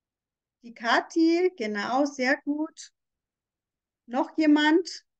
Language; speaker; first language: German; native; German